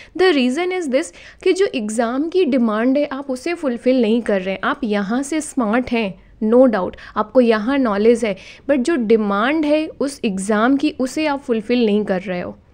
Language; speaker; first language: Hindi; native; Hindi